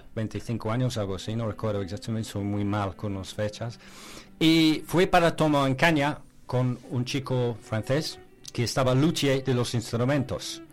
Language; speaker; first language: Spanish; non-native, learner; English